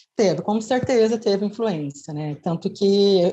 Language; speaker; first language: Portuguese; native; Portuguese